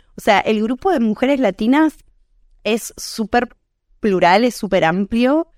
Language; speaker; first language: Spanish; native; Spanish